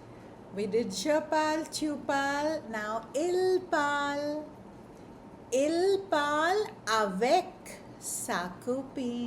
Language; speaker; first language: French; non-native, fluent; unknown